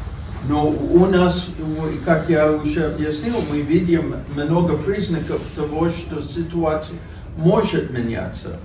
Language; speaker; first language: Russian; non-native, fluent; English